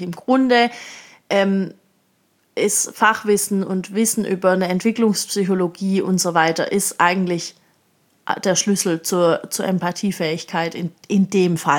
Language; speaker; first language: German; native; German